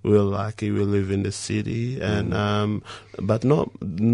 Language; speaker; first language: English; non-native, fluent; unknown